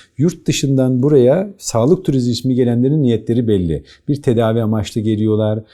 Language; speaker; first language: Turkish; native; Turkish